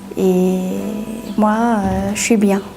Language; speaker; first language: French; non-native, learner; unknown